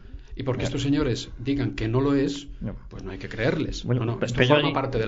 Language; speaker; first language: Spanish; native; Spanish